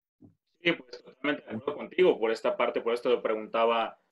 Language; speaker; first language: Spanish; native; Spanish